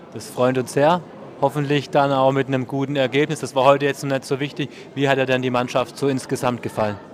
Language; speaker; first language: German; native; German